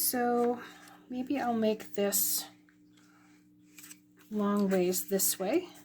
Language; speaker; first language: English; native; English